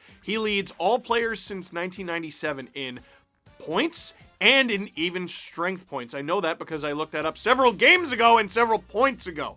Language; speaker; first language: English; native; English